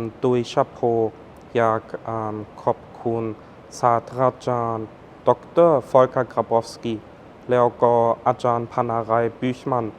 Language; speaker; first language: Thai; non-native, fluent; German